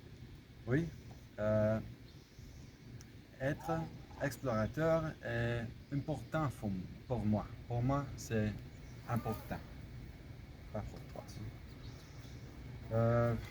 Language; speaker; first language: French; non-native, learner; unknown